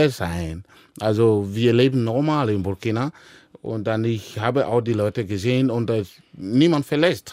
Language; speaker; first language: German; non-native, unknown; Dyula